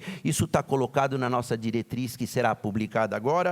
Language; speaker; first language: Portuguese; native; Portuguese